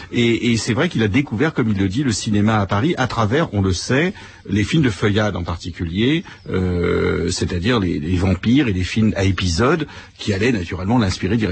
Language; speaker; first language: French; native; French